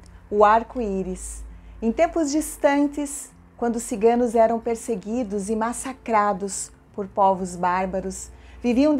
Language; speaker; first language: Portuguese; native; Portuguese